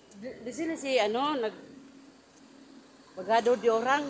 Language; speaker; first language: Indonesian; non-native, learner; Filipino